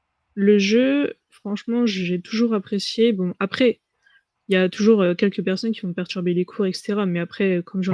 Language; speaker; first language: French; native; French